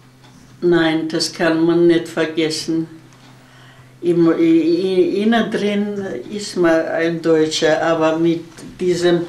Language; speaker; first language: German; early bilingual, heritage; German